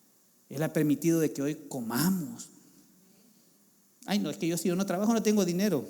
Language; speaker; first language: Spanish; native; Spanish